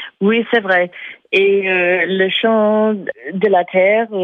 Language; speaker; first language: French; non-native, fluent; English